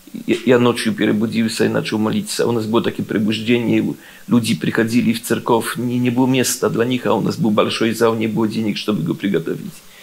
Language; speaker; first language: Russian; non-native, learner; Polish